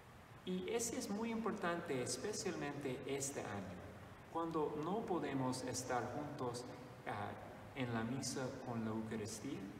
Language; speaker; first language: Spanish; non-native, fluent; English